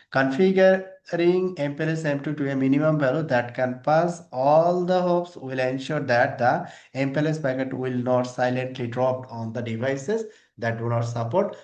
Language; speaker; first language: English; non-native, local second language; Bangla